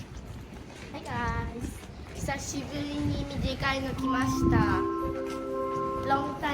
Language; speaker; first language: Japanese; non-native, learner; Filipino